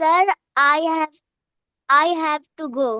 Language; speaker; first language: English; non-native, learner; Hindi